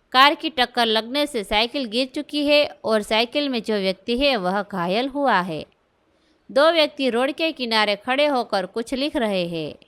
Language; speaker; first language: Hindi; non-native, local second language; Gujarati